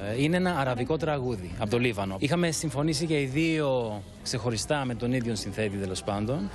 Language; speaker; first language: Greek; early bilingual, heritage; Greek